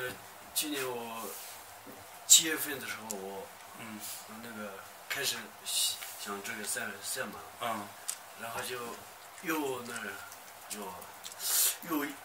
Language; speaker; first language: Chinese; non-native, local second language; Tibetan